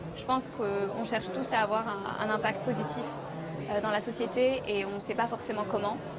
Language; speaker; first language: French; non-native, local second language; Arabic